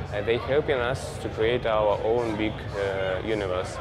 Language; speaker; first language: English; non-native, fluent; Russian